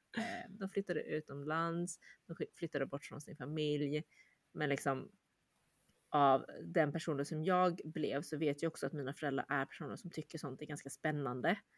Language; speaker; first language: Swedish; early bilingual, other home language; Chinese